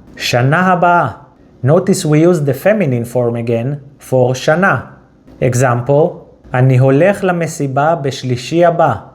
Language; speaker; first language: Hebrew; native; Hebrew